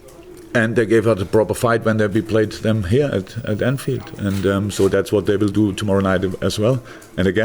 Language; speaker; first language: English; non-native, fluent; German